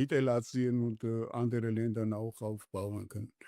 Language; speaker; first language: German; non-native, learner; Georgian